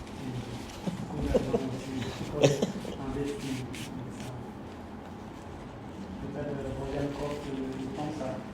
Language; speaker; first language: French; non-native, learner; Khmer